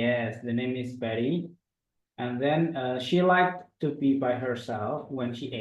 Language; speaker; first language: English; non-native, fluent; Indonesian